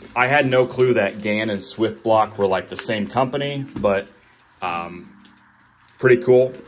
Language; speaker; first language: English; native; English